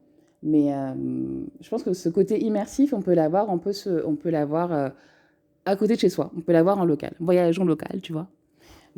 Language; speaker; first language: French; native; French